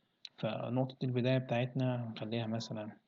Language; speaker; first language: Arabic; native; Arabic